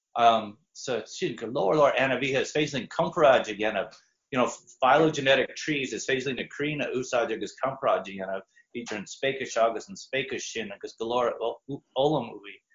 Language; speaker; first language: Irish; non-native, fluent; English